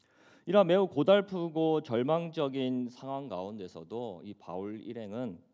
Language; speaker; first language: Korean; native; Korean